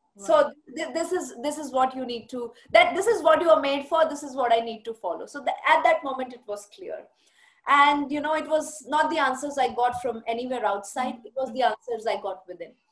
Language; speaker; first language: English; non-native, local second language; Punjabi